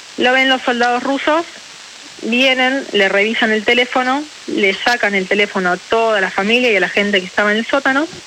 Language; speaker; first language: Spanish; early bilingual, other home language; Ukrainian